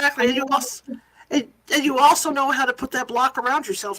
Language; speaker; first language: English; native; English